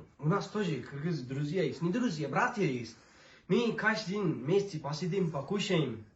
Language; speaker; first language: Russian; non-native, learner; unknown